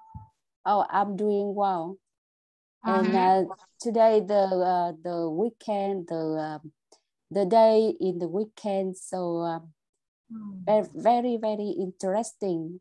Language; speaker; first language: English; non-native, learner; Vietnamese